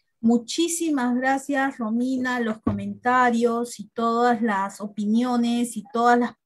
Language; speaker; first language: Spanish; native; Spanish